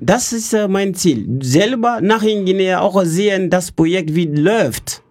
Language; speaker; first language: German; non-native, learner; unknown